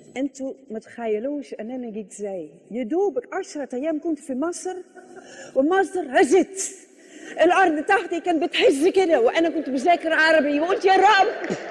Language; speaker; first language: Arabic; non-native, fluent; Dutch